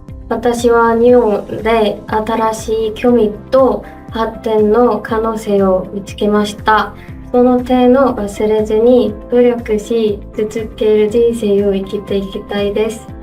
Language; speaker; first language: Japanese; non-native, fluent; Korean